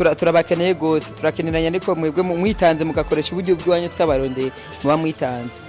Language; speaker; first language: Rundi; early bilingual, heritage; Rundi